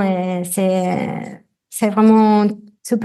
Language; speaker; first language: French; non-native, fluent; Italian